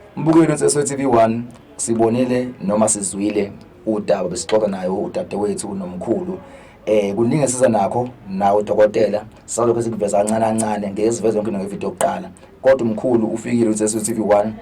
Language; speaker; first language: Zulu; native; Zulu